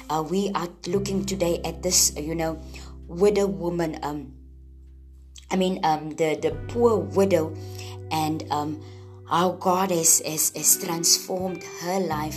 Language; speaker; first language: English; non-native, local second language; Afrikaans